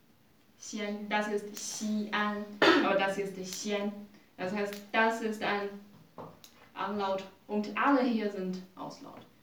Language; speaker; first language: German; non-native, learner; Chinese